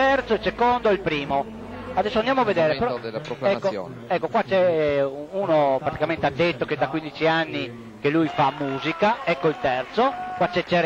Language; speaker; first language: Italian; native; Italian